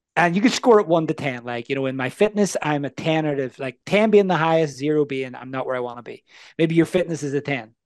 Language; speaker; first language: English; native; English